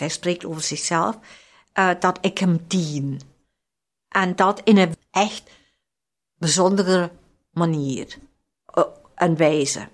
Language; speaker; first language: Dutch; non-native, fluent; German